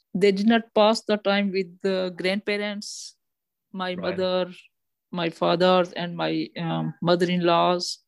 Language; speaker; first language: English; non-native, local second language; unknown